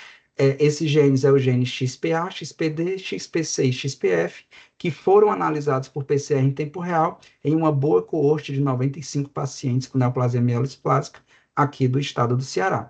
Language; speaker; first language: Portuguese; native; Portuguese